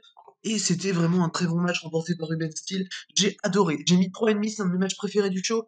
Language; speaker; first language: French; native; French